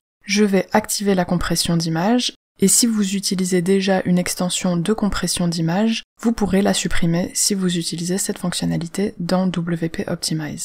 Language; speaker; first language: French; native; French